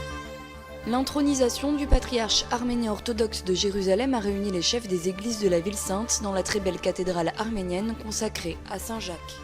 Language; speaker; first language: French; native; French